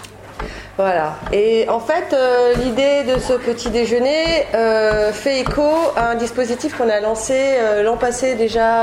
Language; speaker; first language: French; native; French